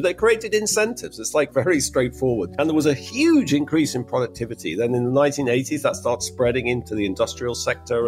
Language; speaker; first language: English; native; English